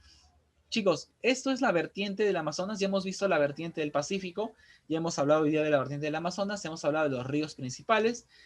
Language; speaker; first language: Spanish; native; Spanish